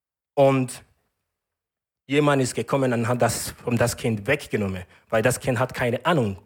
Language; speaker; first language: German; non-native, learner; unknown